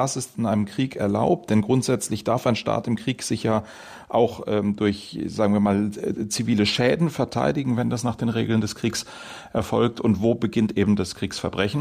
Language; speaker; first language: German; native; German